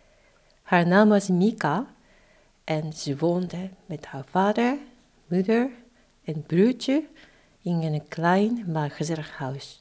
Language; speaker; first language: Dutch; non-native, fluent; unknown